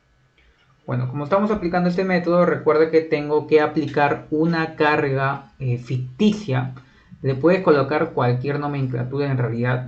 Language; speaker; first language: Spanish; native; Spanish